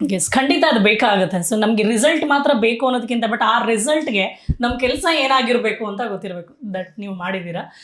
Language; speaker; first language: Kannada; native; Kannada